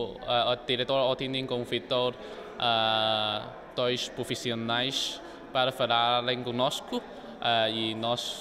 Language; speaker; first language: Portuguese; non-native, local second language; Chinese